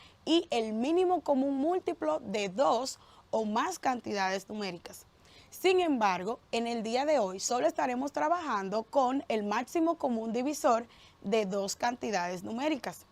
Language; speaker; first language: Spanish; native; Spanish